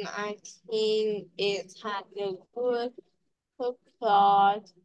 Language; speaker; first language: English; non-native, learner; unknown